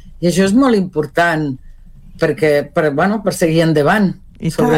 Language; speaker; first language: Catalan; non-native, local second language; Spanish